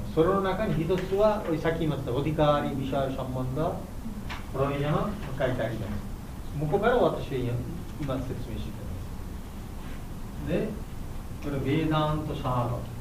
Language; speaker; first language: Japanese; non-native, learner; Bangla